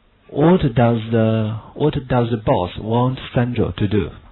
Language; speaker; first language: English; non-native, fluent; Chinese